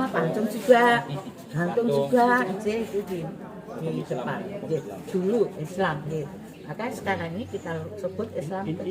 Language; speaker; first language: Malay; non-native, local second language; Javanese